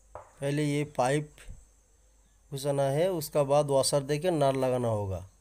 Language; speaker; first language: Hindi; non-native, local second language; Bangla